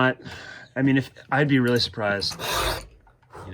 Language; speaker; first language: English; native; English